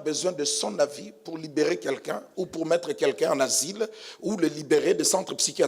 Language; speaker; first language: French; non-native, local second language; Lingala